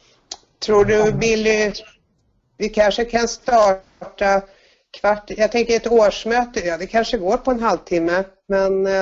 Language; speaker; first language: Swedish; native; Swedish